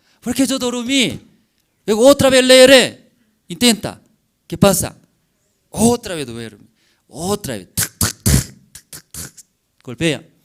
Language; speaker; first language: Spanish; non-native, learner; Korean